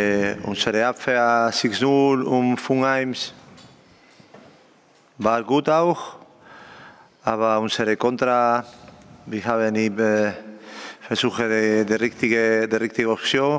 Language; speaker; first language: German; non-native, learner; Spanish